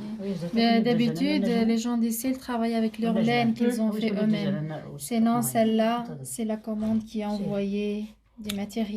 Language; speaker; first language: French; non-native, local second language; Arabic